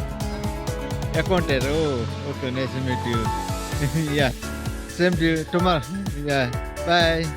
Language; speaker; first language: English; non-native, learner; Telugu